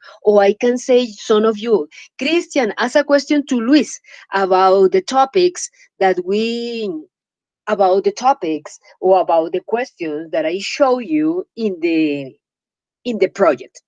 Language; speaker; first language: English; non-native, fluent; Spanish